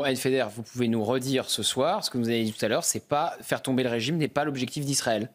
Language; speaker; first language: French; native; French